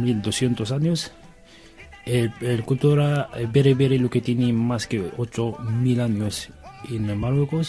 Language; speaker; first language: Spanish; non-native, learner; Arabic